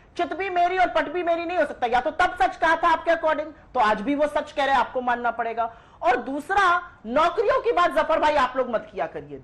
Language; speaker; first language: Hindi; native; Hindi